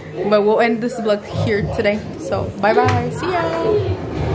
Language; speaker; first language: English; early bilingual, other home language; Spanish